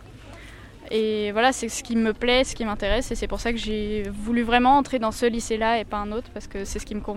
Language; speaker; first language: French; early bilingual, heritage; French